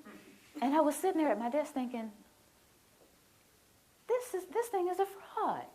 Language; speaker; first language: English; native; English